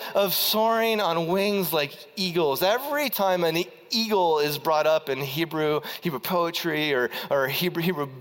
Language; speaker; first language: English; native; English